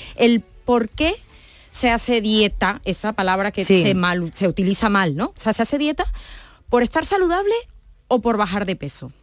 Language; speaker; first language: Spanish; native; Spanish